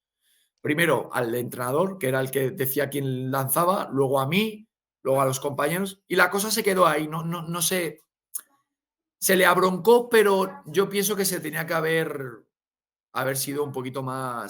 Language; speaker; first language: Spanish; native; Spanish